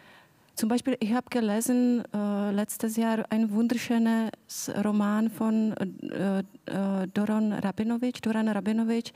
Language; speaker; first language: German; non-native, fluent; Czech